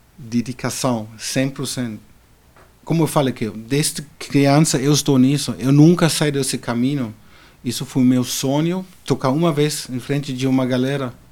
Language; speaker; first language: Portuguese; non-native, fluent; German